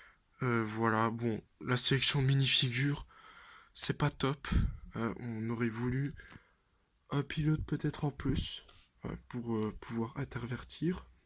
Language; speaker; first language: French; native; French